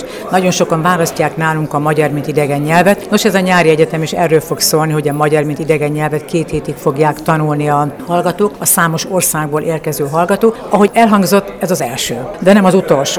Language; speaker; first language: Hungarian; native; Hungarian